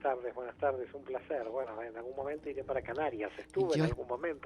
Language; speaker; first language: Spanish; native; Spanish